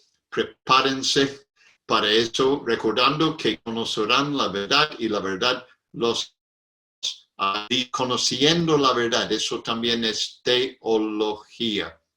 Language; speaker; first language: Spanish; non-native, fluent; English